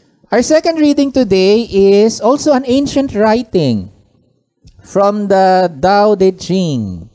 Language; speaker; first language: English; non-native, local second language; Filipino